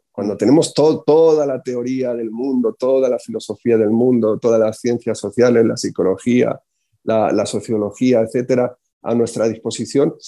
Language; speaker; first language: Spanish; native; Spanish